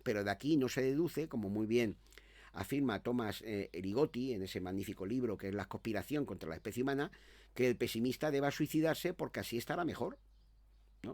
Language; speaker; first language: Spanish; native; Spanish